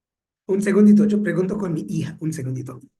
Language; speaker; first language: Spanish; non-native, learner; Hindi